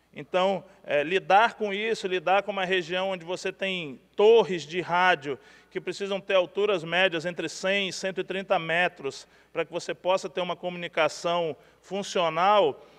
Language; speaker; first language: Portuguese; native; Portuguese